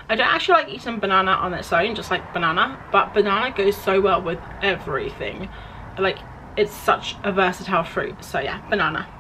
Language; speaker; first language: English; native; English